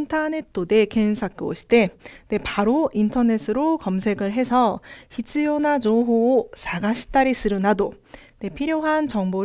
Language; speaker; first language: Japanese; non-native, fluent; Korean